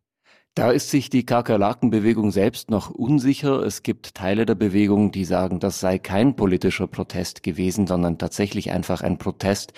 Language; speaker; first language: German; native; German